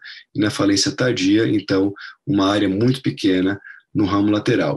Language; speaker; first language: Portuguese; non-native, fluent; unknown